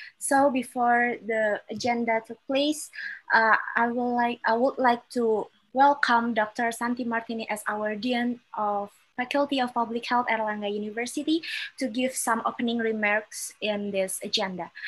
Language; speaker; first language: English; non-native, fluent; Indonesian